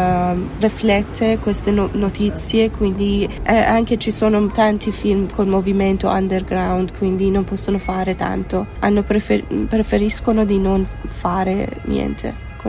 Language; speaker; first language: Italian; non-native, fluent; Persian